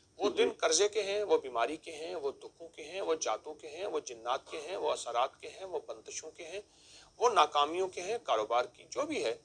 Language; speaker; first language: Urdu; native; Urdu